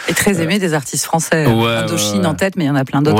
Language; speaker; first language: French; native; French